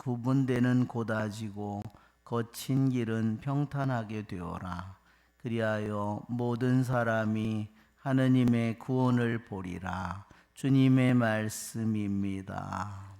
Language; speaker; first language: Korean; native; Korean